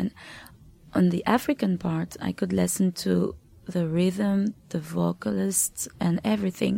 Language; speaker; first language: English; non-native, fluent; French